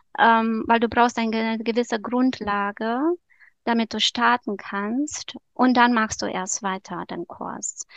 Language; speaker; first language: German; non-native, fluent; Romanian